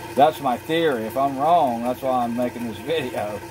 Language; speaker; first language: English; native; English